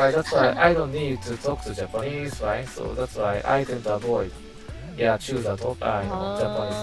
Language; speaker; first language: English; non-native, learner; Japanese